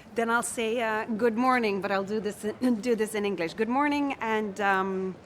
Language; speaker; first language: English; non-native, fluent; Swedish